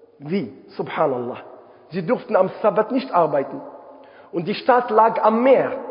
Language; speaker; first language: German; non-native, fluent; Arabic